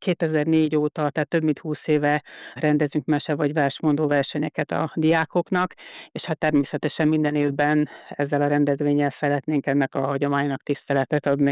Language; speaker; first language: Hungarian; native; Hungarian